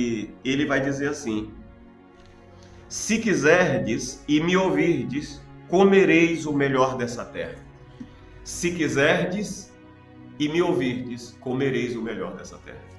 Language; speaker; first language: Portuguese; native; Portuguese